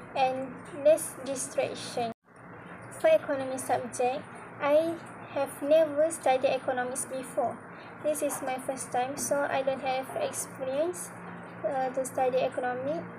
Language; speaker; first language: English; non-native, local second language; Malay